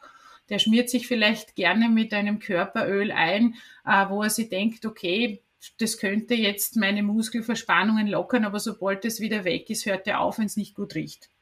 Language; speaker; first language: German; native; German